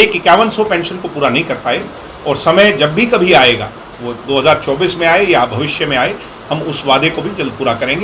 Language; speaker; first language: Hindi; native; Hindi